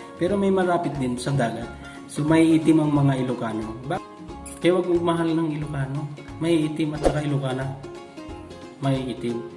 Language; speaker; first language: Filipino; non-native, local second language; Iloko